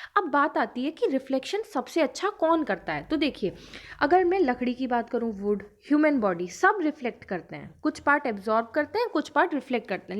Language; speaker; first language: Hindi; native; Hindi